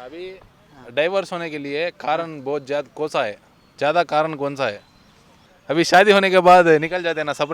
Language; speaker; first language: Hindi; non-native, local second language; Telugu